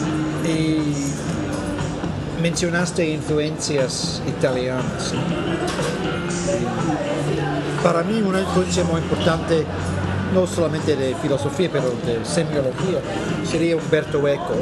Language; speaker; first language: Spanish; non-native, fluent; English